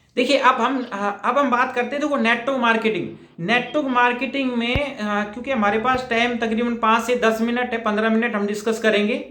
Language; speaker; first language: Hindi; native; Hindi